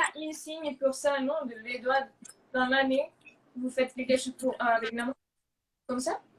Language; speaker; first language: French; non-native, fluent; Spanish